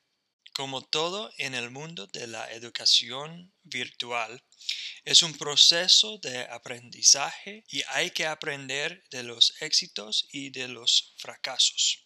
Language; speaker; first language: Spanish; non-native, fluent; English